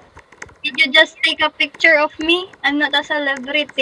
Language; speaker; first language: English; non-native, local second language; Filipino